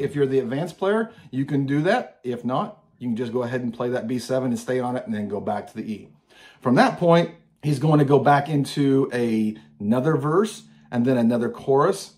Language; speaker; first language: English; native; English